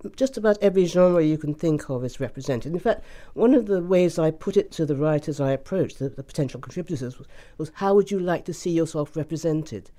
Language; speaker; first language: English; native; English